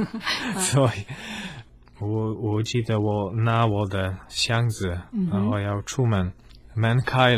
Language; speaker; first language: Chinese; non-native, fluent; Polish